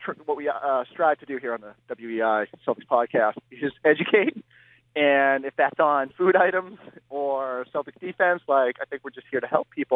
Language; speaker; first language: English; native; English